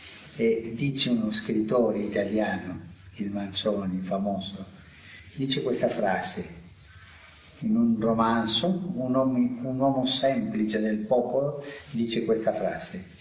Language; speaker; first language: Italian; non-native, fluent; Spanish